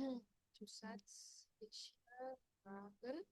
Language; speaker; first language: German; non-native, learner; Indonesian